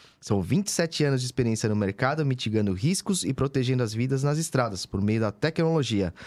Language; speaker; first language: Portuguese; native; Portuguese